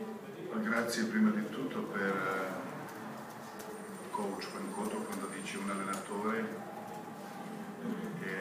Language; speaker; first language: Italian; non-native, fluent; Croatian